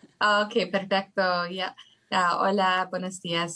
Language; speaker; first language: Spanish; early bilingual, heritage; English